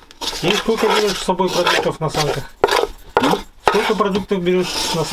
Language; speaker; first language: Russian; native; Russian